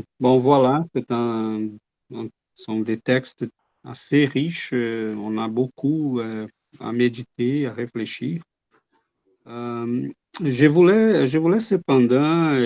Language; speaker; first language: French; non-native, fluent; Portuguese